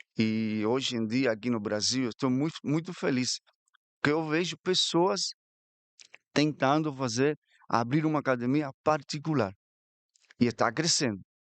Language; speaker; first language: Portuguese; non-native, fluent; Spanish